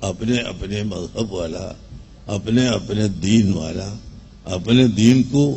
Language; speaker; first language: Hindi; non-native, local second language; Malayalam